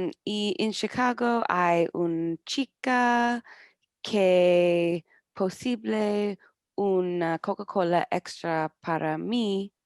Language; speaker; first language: Spanish; non-native, learner; English